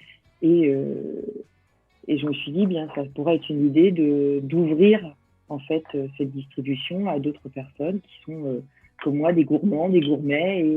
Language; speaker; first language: French; native; French